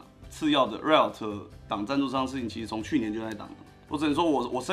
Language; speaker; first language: Chinese; native; Chinese